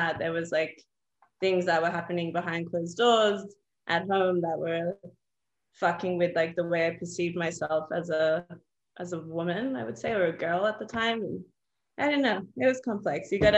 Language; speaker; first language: English; native; English